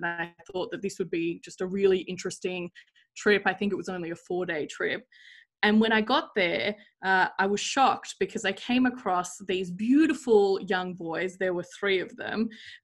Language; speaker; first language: English; native; English